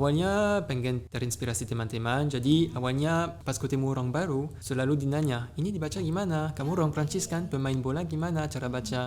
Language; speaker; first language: Indonesian; non-native, fluent; French